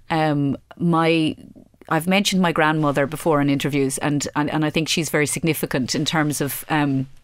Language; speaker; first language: English; native; English